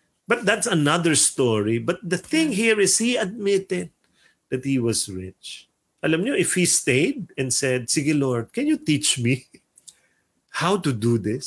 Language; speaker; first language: English; non-native, local second language; Filipino